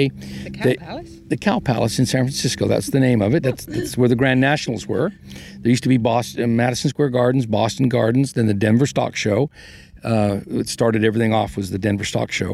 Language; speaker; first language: English; native; English